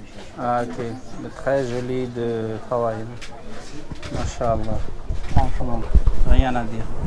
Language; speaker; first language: French; non-native, fluent; Bangla